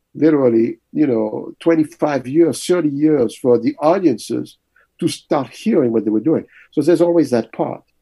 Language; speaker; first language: English; early bilingual, other home language; French